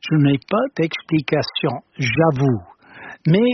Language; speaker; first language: French; non-native, fluent; English